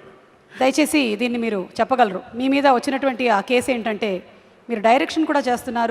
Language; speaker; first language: Telugu; native; Telugu